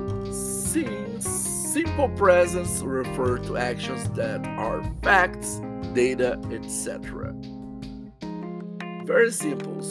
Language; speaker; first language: English; non-native, fluent; Portuguese